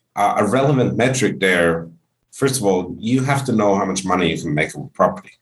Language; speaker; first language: English; non-native, fluent; Finnish